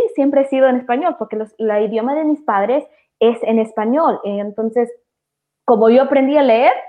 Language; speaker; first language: Spanish; early bilingual, heritage; Spanish